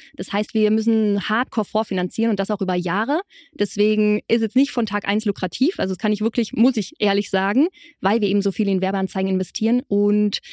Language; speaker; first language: German; native; German